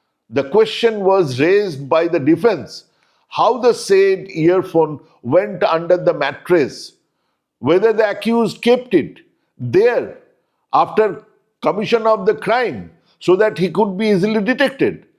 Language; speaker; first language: English; non-native, local second language; Bangla